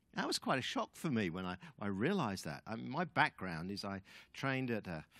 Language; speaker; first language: English; native; English